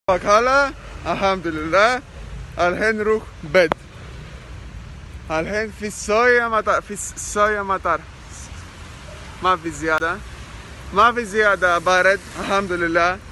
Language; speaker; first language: Arabic; non-native, learner; Greek